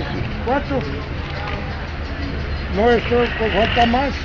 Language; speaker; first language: Spanish; native; Spanish